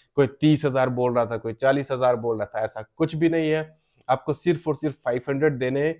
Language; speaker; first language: Hindi; native; Hindi